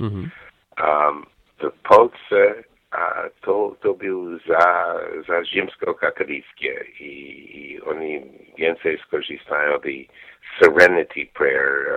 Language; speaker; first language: Polish; non-native, learner; English